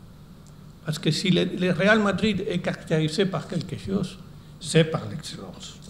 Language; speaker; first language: French; non-native, fluent; Spanish